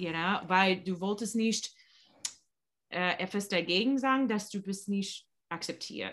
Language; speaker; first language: German; non-native, learner; English